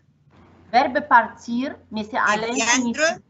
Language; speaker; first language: French; non-native, fluent; Arabic